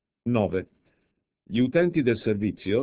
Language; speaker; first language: Italian; native; Italian